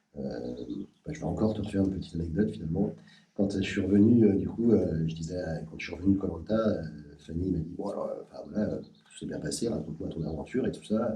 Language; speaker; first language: French; native; French